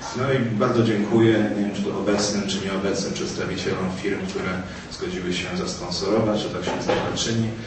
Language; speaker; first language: Polish; native; Polish